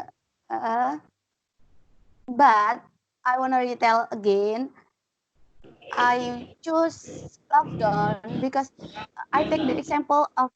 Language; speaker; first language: English; non-native, learner; Indonesian